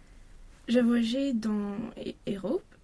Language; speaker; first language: French; non-native, learner; Swedish